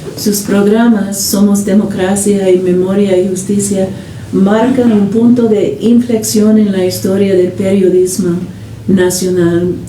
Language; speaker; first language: Spanish; non-native, fluent; English